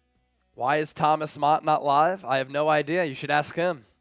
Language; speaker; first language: English; native; English